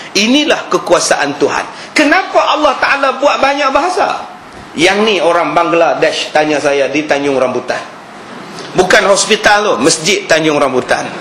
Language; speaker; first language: Malay; native; Malay